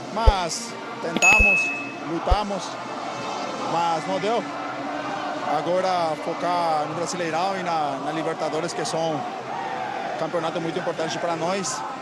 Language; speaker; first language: Portuguese; non-native, fluent; Spanish